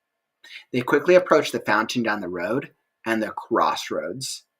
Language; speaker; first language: English; native; English